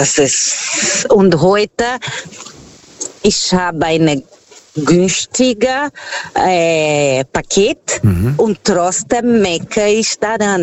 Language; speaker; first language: German; non-native, fluent; Portuguese